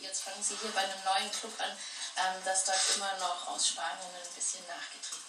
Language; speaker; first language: German; native; German